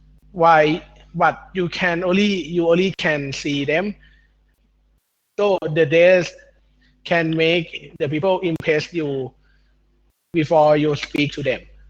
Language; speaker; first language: English; non-native, learner; Thai